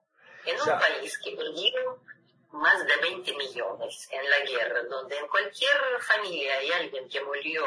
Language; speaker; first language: Spanish; non-native, fluent; Russian